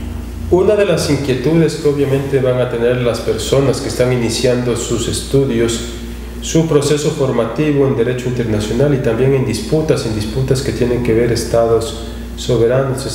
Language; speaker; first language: Spanish; native; Spanish